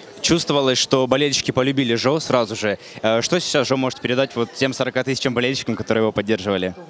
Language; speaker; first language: Russian; native; Russian